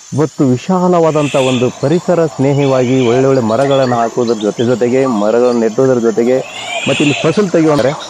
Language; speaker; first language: Kannada; native; Kannada